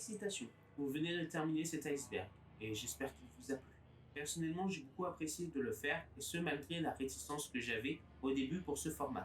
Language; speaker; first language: French; native; French